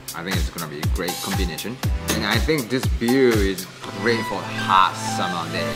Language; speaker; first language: English; non-native, fluent; Japanese